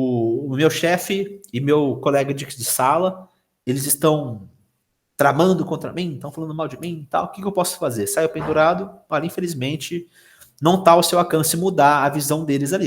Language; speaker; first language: Portuguese; native; Portuguese